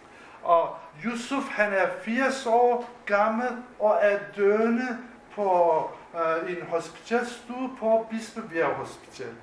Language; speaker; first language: Danish; non-native, fluent; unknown